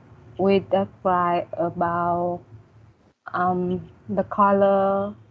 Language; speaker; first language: English; non-native, learner; Vietnamese